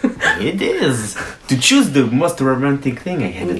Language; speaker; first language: English; non-native, learner; French